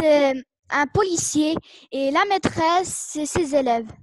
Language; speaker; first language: French; non-native, learner; Arabic